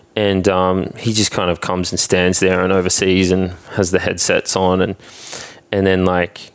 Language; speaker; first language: English; native; English